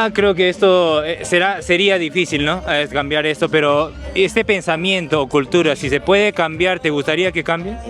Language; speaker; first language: Spanish; native; Spanish